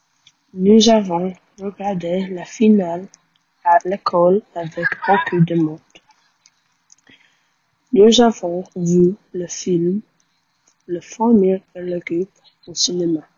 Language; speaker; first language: French; non-native, learner; English